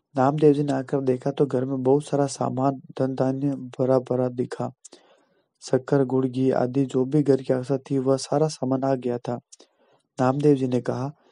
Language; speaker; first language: Hindi; native; Hindi